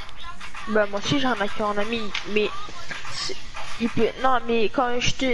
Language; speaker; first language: French; native; French